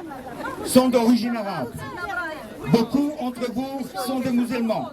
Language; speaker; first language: French; non-native, fluent; Hebrew